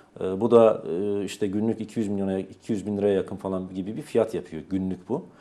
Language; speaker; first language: Turkish; native; Turkish